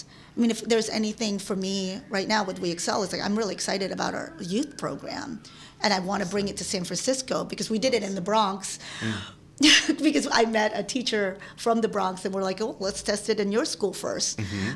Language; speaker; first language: English; early bilingual, other home language; Filipino